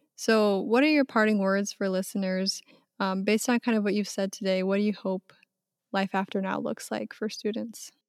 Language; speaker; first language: English; native; English